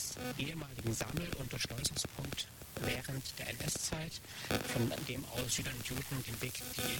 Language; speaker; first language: German; native; German